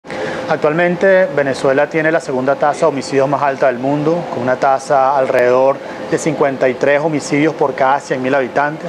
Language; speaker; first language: Spanish; native; Spanish